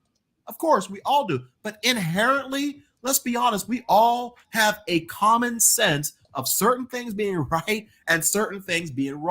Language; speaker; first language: English; native; English